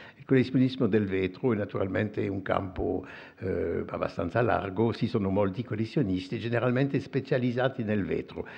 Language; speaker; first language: Italian; non-native, fluent; French